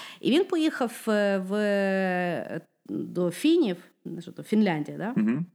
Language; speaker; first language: Ukrainian; non-native, local second language; Russian